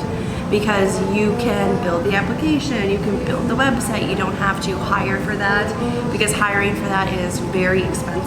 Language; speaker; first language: English; native; English